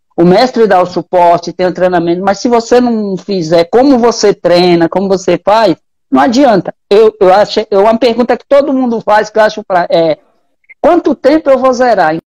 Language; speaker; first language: Portuguese; native; Portuguese